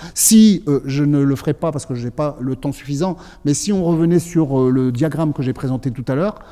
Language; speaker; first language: French; native; French